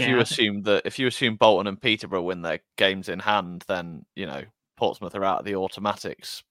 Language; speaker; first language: English; native; English